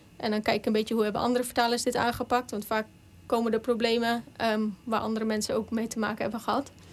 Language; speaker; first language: Dutch; native; Dutch